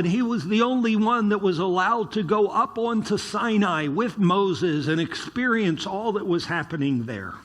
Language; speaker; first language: English; native; English